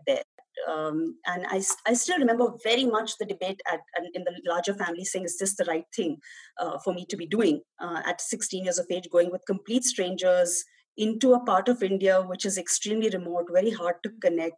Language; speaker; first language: English; non-native, local second language; Hindi